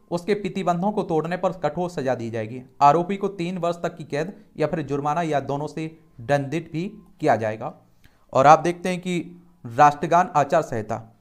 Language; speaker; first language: Hindi; native; Hindi